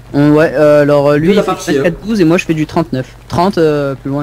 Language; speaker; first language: French; native; French